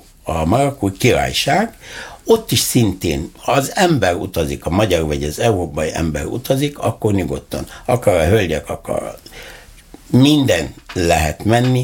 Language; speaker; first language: Hungarian; non-native, learner; Arabic